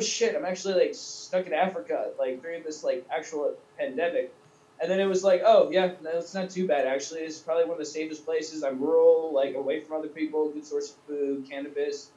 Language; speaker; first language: English; native; English